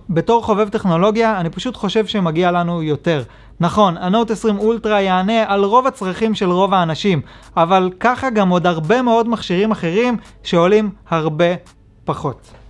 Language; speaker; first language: Hebrew; native; Hebrew